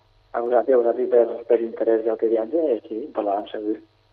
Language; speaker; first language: Catalan; native; Catalan